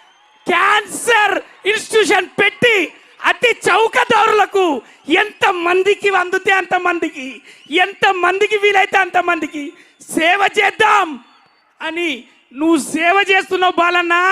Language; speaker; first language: Telugu; native; Telugu